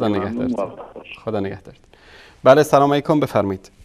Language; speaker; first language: Persian; native; Persian